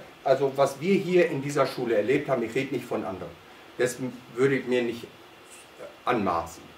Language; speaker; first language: German; native; German